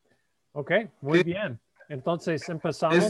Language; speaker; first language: Spanish; non-native, fluent; English